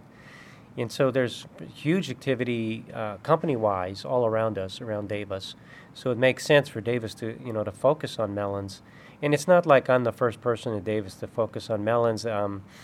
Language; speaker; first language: English; native; English